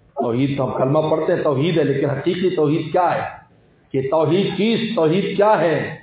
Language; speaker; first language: Urdu; non-native, local second language; Punjabi